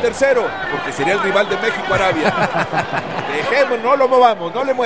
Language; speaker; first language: Spanish; native; Spanish